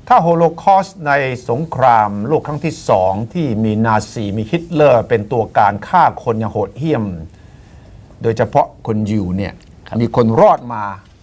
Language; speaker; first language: Thai; native; Thai